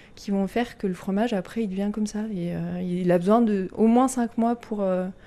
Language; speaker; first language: French; native; French